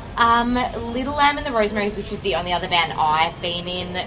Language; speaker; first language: English; native; English